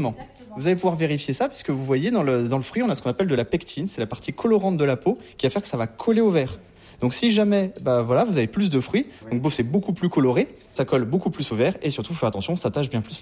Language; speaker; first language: French; native; French